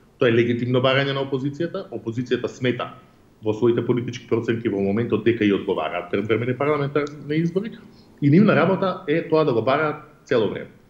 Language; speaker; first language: Macedonian; native; Macedonian